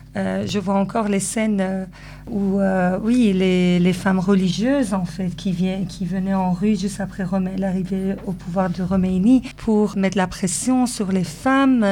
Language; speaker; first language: French; early bilingual, other home language; Persian